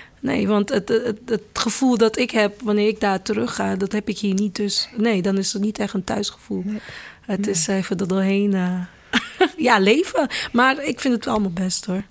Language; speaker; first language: Dutch; early bilingual, other home language; Kabuverdianu